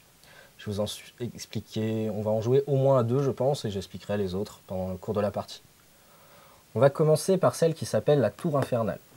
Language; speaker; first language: French; native; French